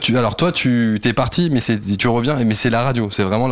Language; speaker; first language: French; native; French